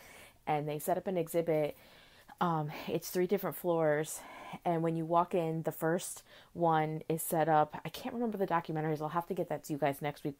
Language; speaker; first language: English; native; English